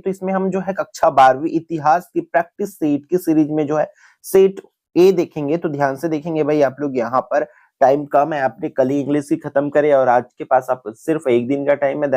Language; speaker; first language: Hindi; native; Hindi